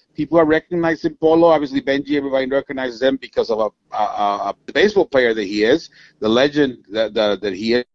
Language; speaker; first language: English; non-native, fluent; Spanish